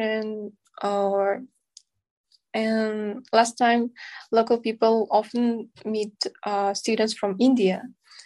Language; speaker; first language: English; non-native, fluent; Kazakh